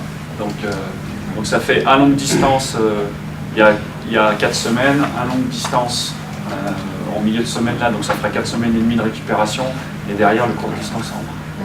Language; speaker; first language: French; native; French